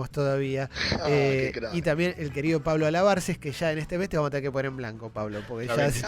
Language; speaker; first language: Spanish; native; Spanish